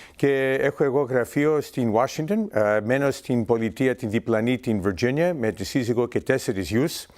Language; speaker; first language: Greek; early bilingual, heritage; Greek